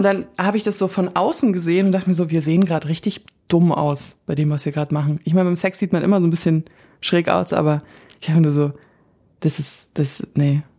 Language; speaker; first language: German; native; German